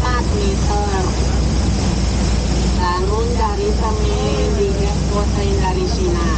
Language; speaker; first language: Indonesian; non-native, fluent; Thai